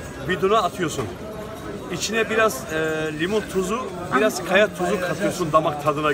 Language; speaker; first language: Turkish; native; Turkish